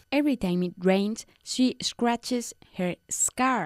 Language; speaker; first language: English; non-native, fluent; Spanish